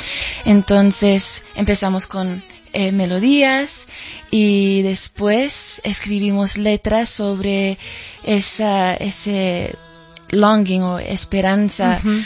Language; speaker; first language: Spanish; early bilingual, heritage; English